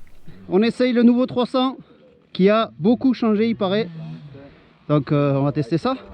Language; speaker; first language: French; native; French